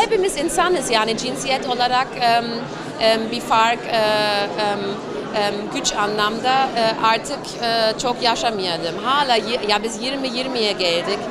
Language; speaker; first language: Turkish; early bilingual, heritage; Turkish